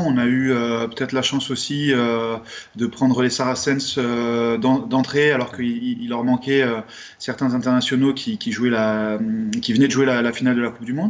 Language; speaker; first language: French; native; French